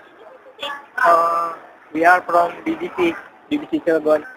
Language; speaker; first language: English; non-native, learner; Indonesian